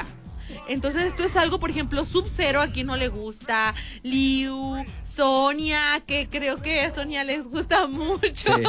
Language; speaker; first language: Spanish; native; Spanish